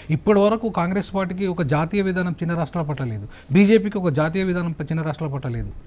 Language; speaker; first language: Telugu; native; Telugu